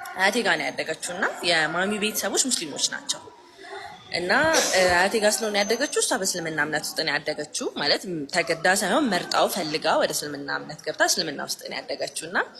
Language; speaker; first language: Amharic; native; Amharic